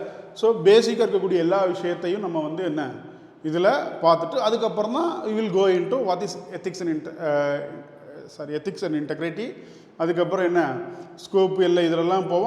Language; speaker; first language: Tamil; native; Tamil